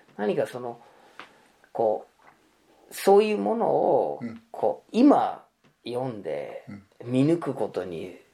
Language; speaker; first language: Japanese; non-native, fluent; English